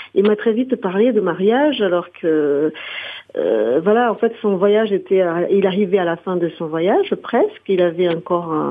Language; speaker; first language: French; non-native, fluent; Portuguese